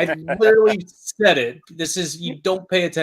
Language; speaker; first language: English; native; English